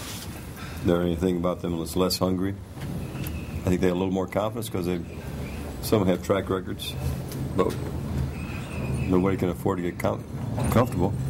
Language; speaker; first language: English; native; English